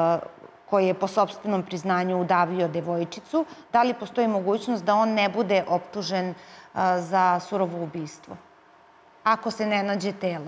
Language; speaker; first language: Serbian; native; Serbian